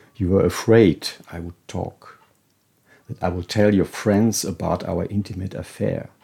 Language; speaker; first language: English; non-native, fluent; German